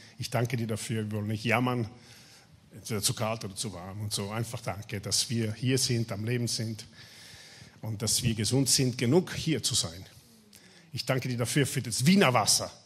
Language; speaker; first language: German; non-native, fluent; Italian